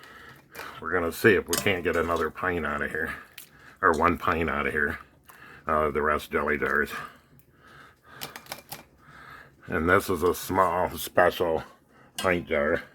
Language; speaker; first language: English; native; English